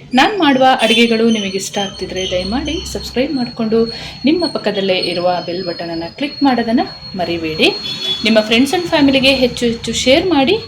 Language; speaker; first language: Kannada; non-native, local second language; Kodava